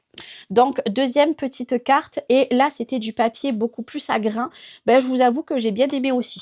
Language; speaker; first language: French; native; French